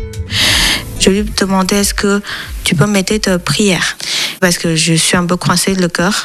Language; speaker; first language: French; non-native, learner; Chinese